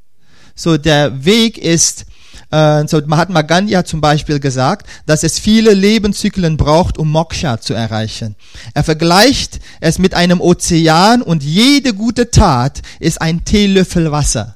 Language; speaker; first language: German; non-native, fluent; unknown